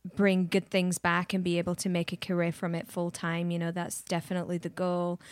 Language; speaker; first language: English; native; English